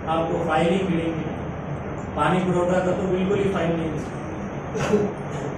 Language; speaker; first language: Hindi; non-native, local second language; Marathi